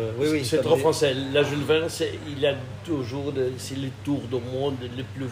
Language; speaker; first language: French; non-native, fluent; Portuguese